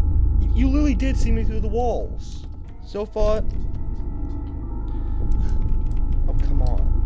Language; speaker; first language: English; native; English